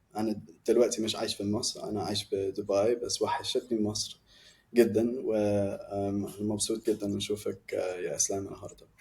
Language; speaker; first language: Egyptian Arabic; non-native, fluent; English